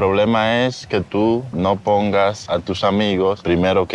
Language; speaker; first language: Spanish; native; Spanish